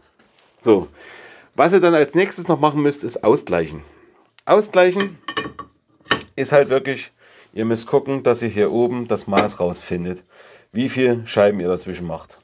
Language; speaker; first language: German; native; German